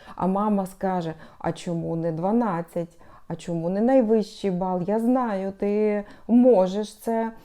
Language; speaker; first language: Ukrainian; non-native, local second language; Russian